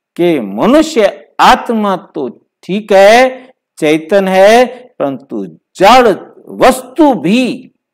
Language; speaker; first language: Hindi; native; Hindi